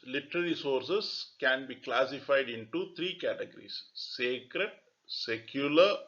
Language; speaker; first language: English; non-native, local second language; Tamil